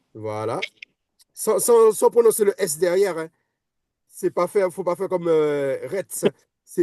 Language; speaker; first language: French; native; French